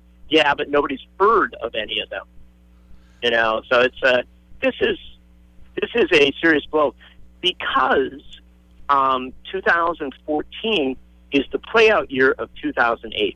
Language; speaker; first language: English; native; English